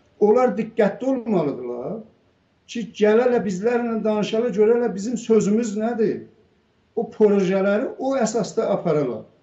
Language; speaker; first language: Azerbaijani; native; Azerbaijani